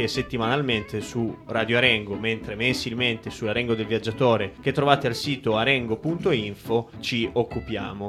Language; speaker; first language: Italian; native; Italian